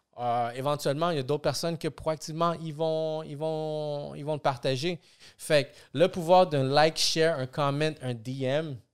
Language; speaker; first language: French; early bilingual, other home language; Spanish